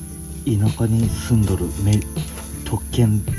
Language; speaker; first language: Japanese; native; Japanese